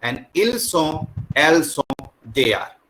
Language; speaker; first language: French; non-native, learner; Hindi